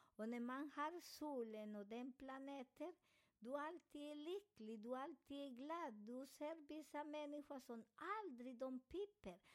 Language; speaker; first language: Swedish; non-native, learner; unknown